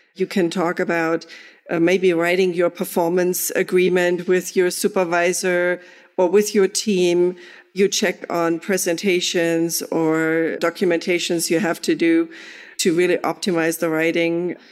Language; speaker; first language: English; non-native, fluent; German